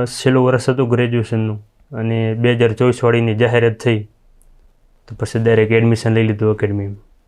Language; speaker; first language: Gujarati; non-native, local second language; Kachhi